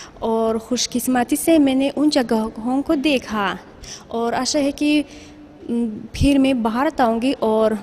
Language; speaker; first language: Hindi; non-native, fluent; Tajik